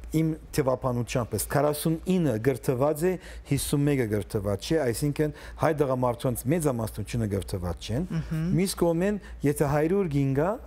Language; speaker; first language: Armenian; early bilingual, heritage; Armenian